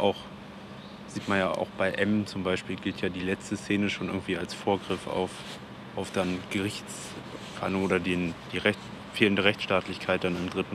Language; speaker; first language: German; native; German